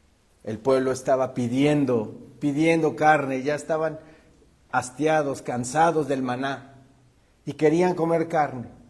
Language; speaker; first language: Spanish; native; Spanish